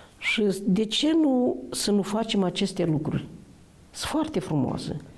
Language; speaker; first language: Romanian; non-native, local second language; Romany